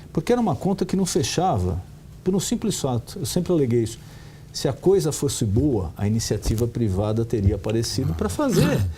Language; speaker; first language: Portuguese; native; Portuguese